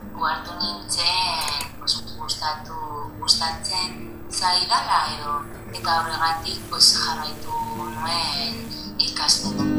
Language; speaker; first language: Basque; non-native, learner; Spanish